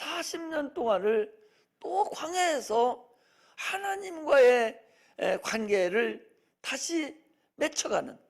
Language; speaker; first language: Korean; native; Korean